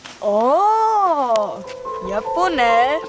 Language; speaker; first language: Korean; non-native, learner; English